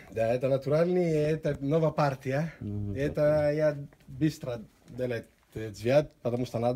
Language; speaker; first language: Russian; non-native, learner; Greek